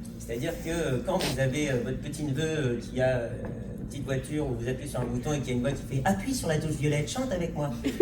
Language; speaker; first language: French; native; French